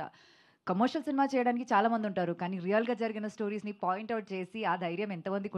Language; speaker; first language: Telugu; non-native, local second language; Malayalam